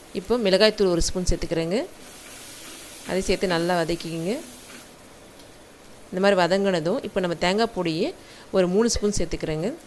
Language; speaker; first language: Tamil; native; Tamil